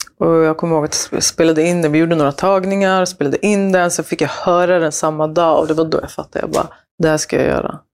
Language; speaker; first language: Swedish; early bilingual, other home language; Spanish